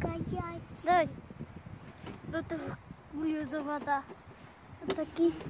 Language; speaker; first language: Russian; early bilingual, other home language; Tajik